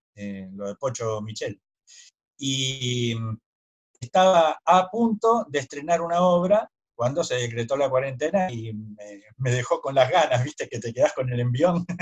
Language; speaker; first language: Spanish; native; Spanish